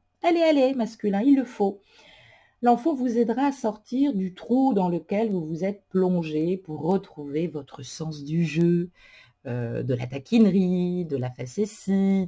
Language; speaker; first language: French; native; French